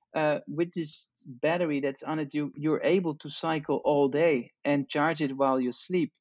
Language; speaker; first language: English; non-native, fluent; Dutch